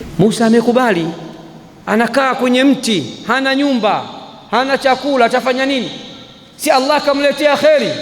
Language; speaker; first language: Swahili; native; Swahili